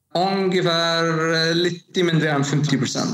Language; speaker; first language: Swedish; non-native, learner; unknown